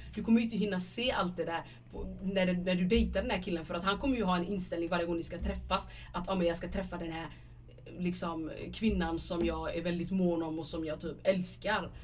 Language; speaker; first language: Swedish; early bilingual, other home language; Somali